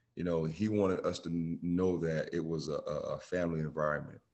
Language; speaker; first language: English; native; English